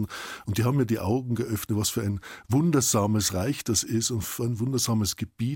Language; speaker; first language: German; native; German